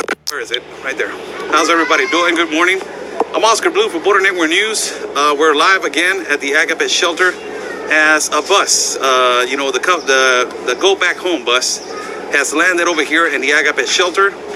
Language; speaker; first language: English; non-native, fluent; Spanish